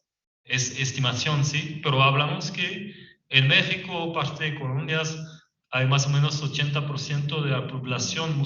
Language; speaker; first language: Spanish; non-native, fluent; French